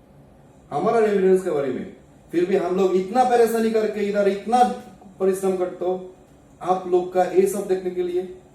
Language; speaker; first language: Hindi; non-native, learner; Bangla